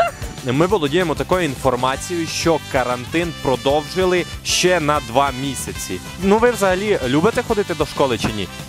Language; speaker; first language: Ukrainian; native; Ukrainian